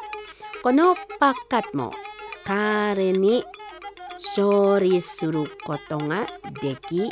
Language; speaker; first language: Japanese; non-native, fluent; Indonesian